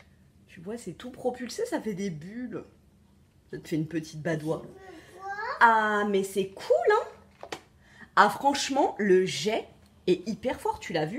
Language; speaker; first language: French; native; French